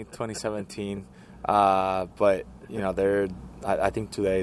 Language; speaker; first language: English; non-native, fluent; Spanish